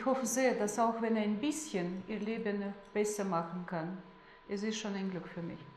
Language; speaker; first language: German; non-native, fluent; Russian